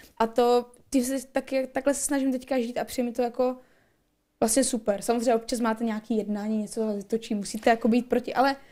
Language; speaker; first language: Czech; non-native, local second language; Polish